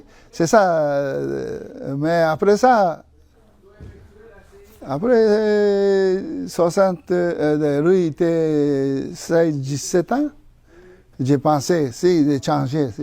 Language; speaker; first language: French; non-native, learner; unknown